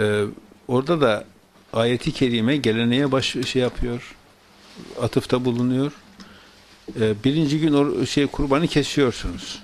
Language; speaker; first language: Turkish; native; Turkish